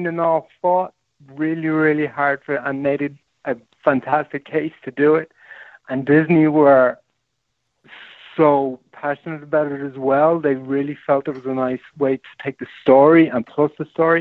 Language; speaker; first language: English; native; English